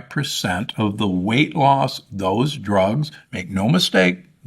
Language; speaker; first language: English; native; English